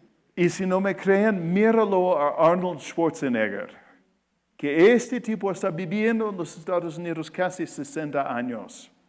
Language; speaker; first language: Spanish; non-native, fluent; English